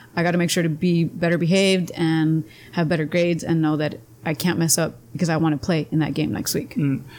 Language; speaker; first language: English; native; English